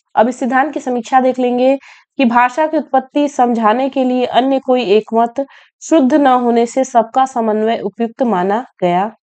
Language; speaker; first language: Hindi; native; Hindi